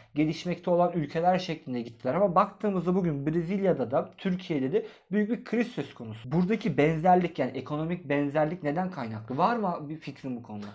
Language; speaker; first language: Turkish; native; Turkish